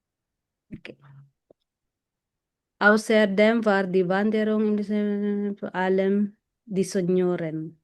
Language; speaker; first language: German; non-native, fluent; Filipino